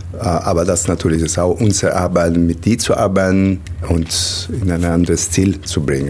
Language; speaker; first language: German; non-native, learner; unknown